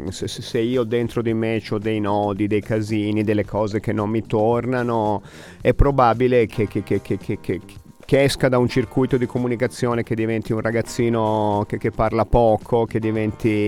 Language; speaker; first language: Italian; native; Italian